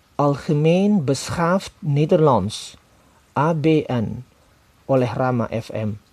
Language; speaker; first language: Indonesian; native; Indonesian